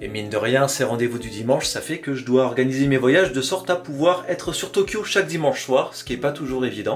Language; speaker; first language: French; native; French